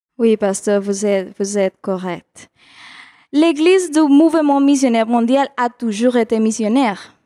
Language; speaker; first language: French; non-native, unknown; Spanish